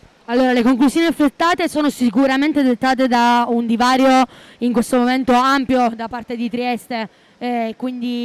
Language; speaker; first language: Italian; native; Italian